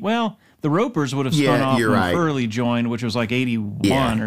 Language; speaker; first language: English; native; English